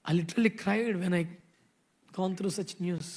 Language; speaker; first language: English; non-native, local second language; Telugu